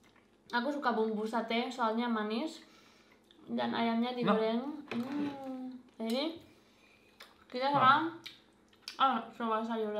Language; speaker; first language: Indonesian; non-native, fluent; Spanish